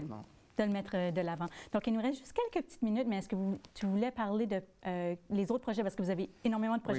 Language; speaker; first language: French; native; French